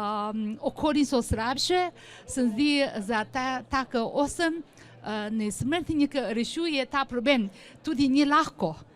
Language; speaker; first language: Slovenian; non-native, learner; Chinese